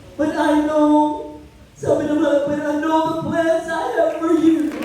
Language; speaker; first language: English; non-native, local second language; Filipino